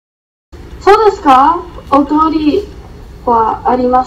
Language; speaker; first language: Japanese; non-native, learner; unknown